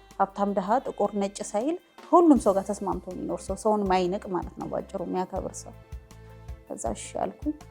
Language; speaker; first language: Amharic; native; Amharic